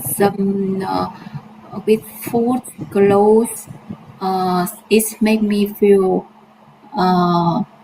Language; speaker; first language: English; non-native, learner; Vietnamese